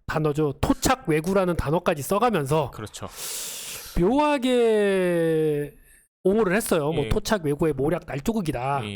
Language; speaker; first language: Korean; native; Korean